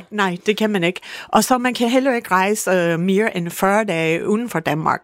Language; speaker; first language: Danish; non-native, fluent; English